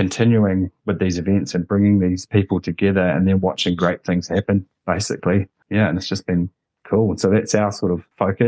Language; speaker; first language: English; native; English